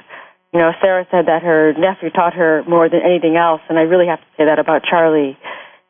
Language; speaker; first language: English; native; English